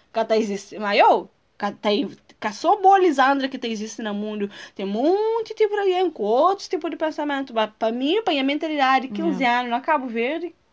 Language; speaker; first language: Portuguese; non-native, local second language; Kabuverdianu